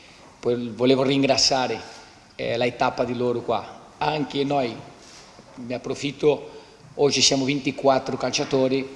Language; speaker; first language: Italian; non-native, fluent; Portuguese